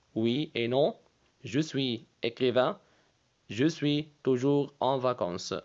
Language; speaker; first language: French; non-native, fluent; Arabic